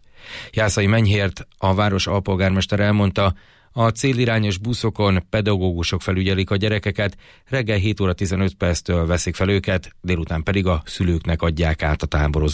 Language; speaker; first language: Hungarian; native; Hungarian